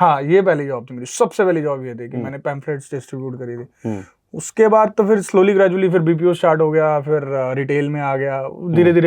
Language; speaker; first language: Hindi; native; Hindi